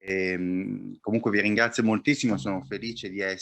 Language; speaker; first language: Italian; native; Italian